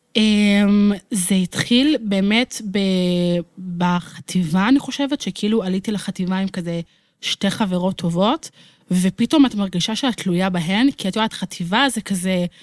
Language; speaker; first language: Hebrew; native; Hebrew